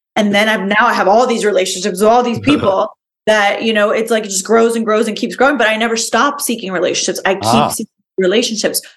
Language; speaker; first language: English; early bilingual, other home language; Spanish